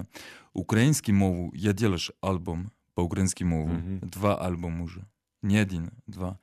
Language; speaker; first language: Ukrainian; non-native, learner; French